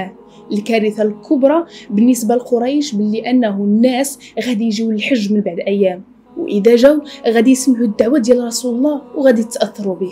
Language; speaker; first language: Arabic; native; Arabic